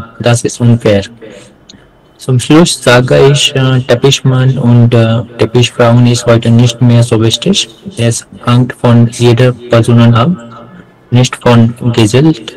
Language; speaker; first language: German; non-native, learner; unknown